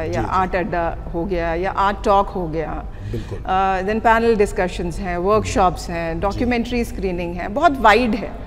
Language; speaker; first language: Hindi; native; Hindi